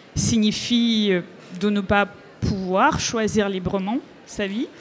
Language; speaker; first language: French; non-native, fluent; Ukrainian